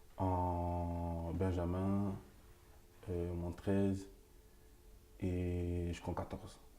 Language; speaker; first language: French; early bilingual, other home language; Lingala